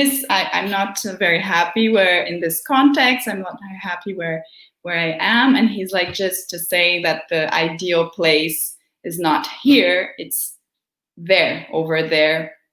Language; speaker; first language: English; non-native, fluent; Portuguese